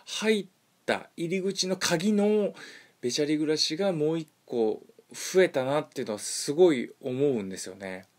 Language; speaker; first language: Japanese; native; Japanese